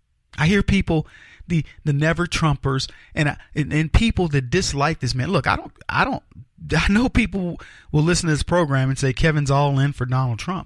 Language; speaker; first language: English; native; English